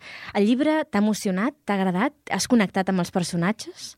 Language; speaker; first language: Catalan; native; Catalan